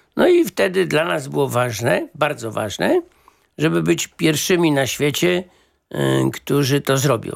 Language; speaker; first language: Polish; native; Polish